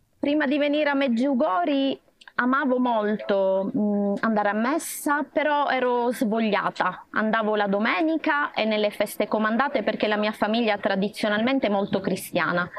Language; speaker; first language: Italian; native; Italian